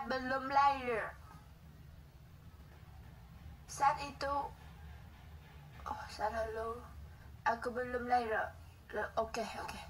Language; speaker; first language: Indonesian; non-native, learner; Vietnamese